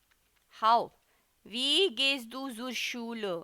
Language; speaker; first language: German; non-native, fluent; Hindi